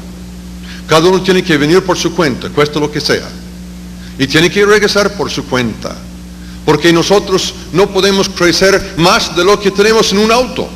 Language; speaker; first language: Spanish; non-native, fluent; English